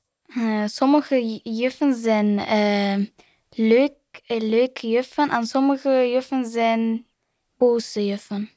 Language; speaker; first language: Dutch; early bilingual, other home language; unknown